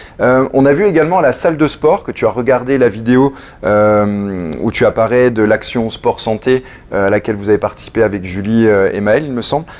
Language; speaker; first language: French; native; French